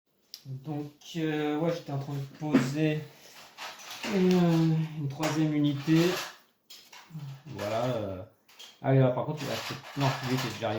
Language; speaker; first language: French; native; French